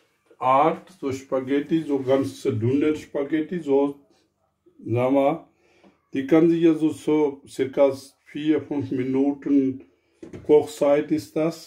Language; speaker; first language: German; non-native, learner; Urdu